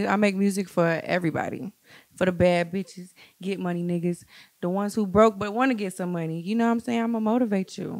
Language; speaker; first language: English; native; English